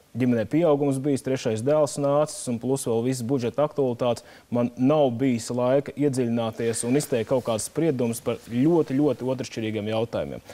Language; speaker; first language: Latvian; native; Latvian